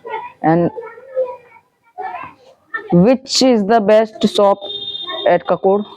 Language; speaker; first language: English; non-native, learner; Hindi